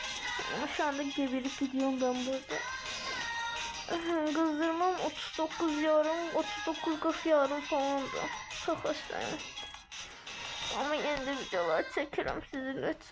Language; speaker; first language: Turkish; non-native, local second language; Azerbaijani